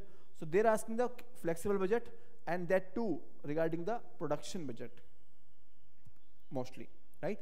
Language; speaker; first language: English; non-native, local second language; Hindi